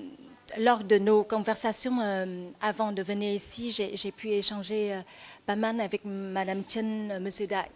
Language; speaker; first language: French; non-native, fluent; Vietnamese